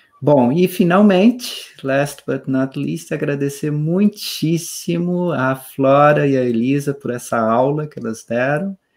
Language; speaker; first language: Portuguese; native; Portuguese